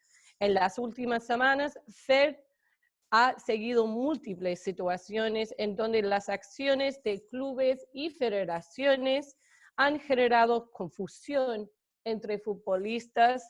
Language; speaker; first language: Spanish; non-native, fluent; English